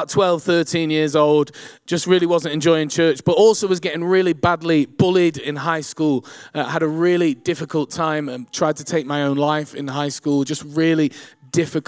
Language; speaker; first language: English; native; English